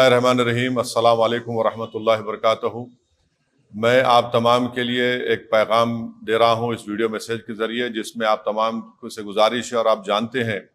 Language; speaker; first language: Hindi; native; Hindi